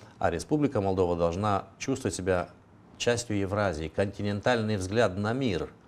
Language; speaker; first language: Russian; non-native, local second language; Romanian